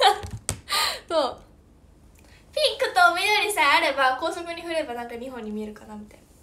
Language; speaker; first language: Japanese; native; Japanese